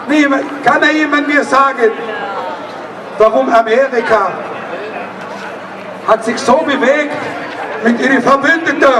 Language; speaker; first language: German; non-native, learner; Arabic